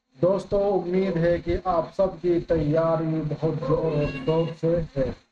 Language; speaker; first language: Hindi; native; Hindi